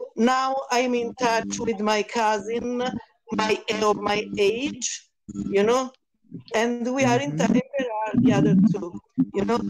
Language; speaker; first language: English; non-native, learner; Italian